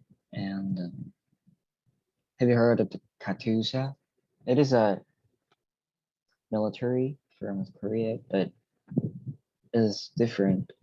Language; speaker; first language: English; non-native, learner; Korean